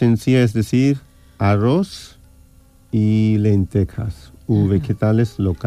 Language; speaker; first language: Spanish; non-native, fluent; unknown